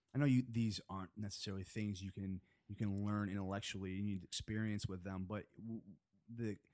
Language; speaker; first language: English; native; English